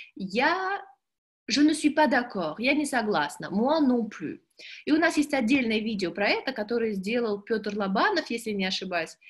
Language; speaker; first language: Russian; native; Russian